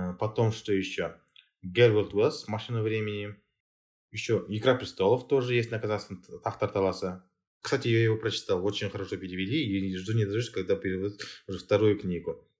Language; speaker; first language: Russian; non-native, local second language; Kazakh